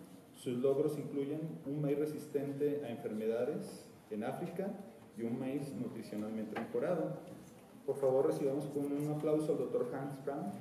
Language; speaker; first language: Spanish; native; Spanish